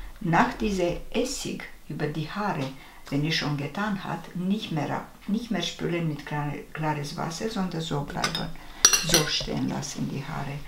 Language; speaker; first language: German; non-native, fluent; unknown